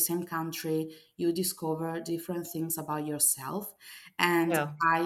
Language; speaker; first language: English; non-native, fluent; Italian